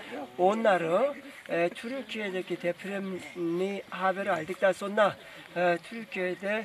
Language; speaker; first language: Turkish; non-native, learner; Korean